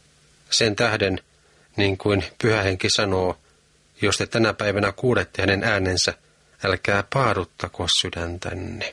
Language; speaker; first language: Finnish; native; Finnish